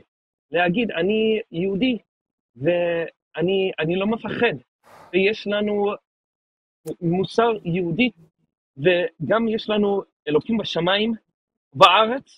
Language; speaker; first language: Hebrew; non-native, fluent; English